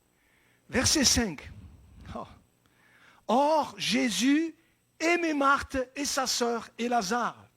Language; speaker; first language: French; native; French